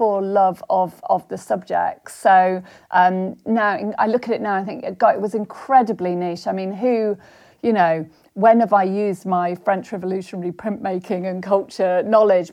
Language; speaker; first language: English; native; English